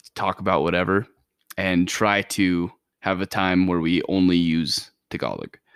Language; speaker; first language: English; native; English